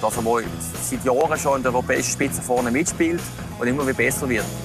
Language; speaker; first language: German; native; German